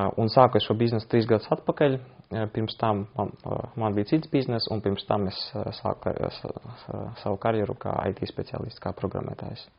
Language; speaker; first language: Latvian; non-native, local second language; Russian